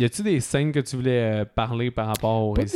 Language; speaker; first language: French; native; French